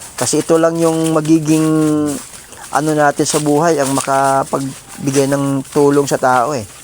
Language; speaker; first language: Filipino; non-native, local second language; Waray